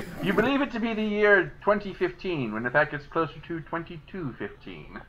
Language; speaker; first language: English; native; English